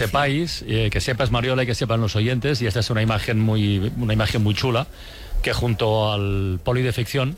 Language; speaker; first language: Spanish; native; Spanish